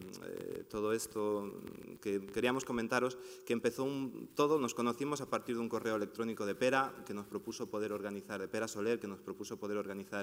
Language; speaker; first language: Spanish; native; Spanish